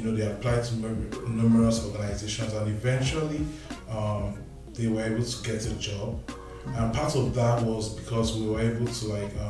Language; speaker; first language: English; non-native, local second language; Yoruba